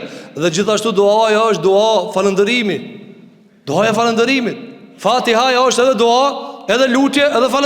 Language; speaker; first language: Albanian; native; Albanian